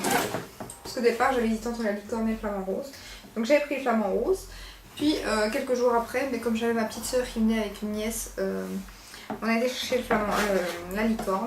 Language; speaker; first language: French; native; French